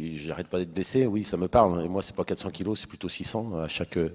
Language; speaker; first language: French; native; French